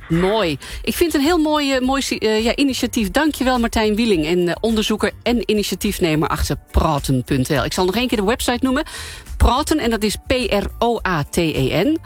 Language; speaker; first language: Dutch; native; Dutch